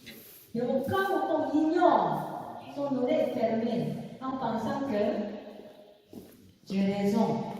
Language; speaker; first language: French; non-native, learner; Korean